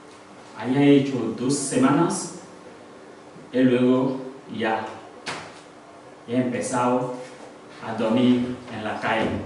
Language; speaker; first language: Spanish; non-native, learner; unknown